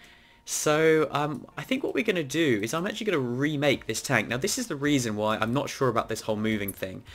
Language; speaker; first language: English; native; English